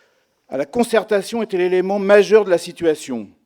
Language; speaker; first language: French; native; French